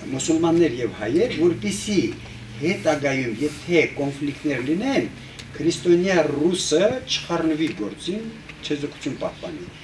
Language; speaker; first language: Armenian; native; Armenian